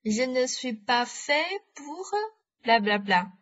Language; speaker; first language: French; non-native, fluent; Chinese